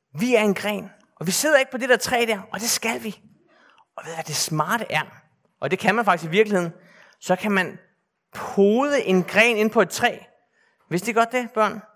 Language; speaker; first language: Danish; native; Danish